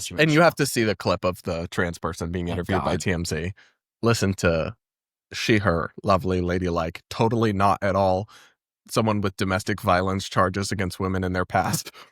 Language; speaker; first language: English; native; English